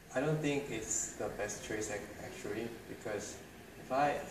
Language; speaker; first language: English; non-native, fluent; Korean